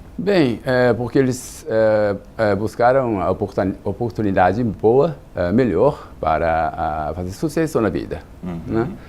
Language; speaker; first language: Portuguese; non-native, fluent; Japanese